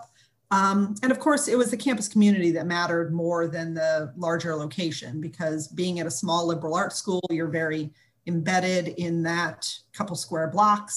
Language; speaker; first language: English; native; English